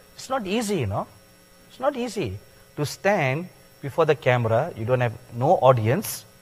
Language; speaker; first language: English; non-native, local second language; Tamil